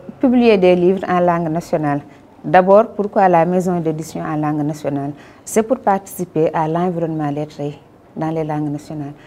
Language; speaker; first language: French; non-native, local second language; Wolof